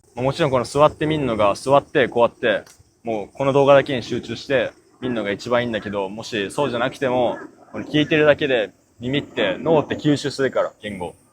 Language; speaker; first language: Japanese; native; Japanese